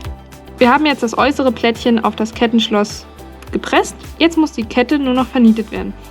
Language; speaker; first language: German; native; German